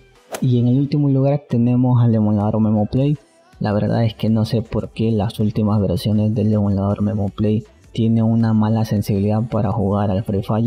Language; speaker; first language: Spanish; native; Spanish